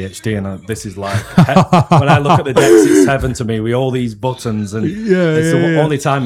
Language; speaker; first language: English; native; English